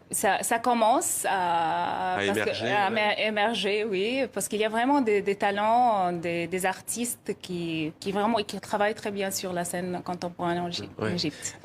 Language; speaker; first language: French; non-native, fluent; Arabic